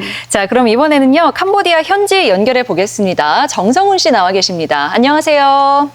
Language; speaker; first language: Korean; native; Korean